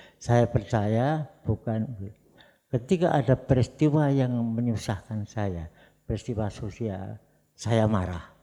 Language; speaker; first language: Indonesian; non-native, local second language; Javanese